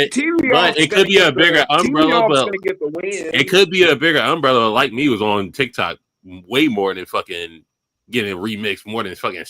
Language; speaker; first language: English; native; English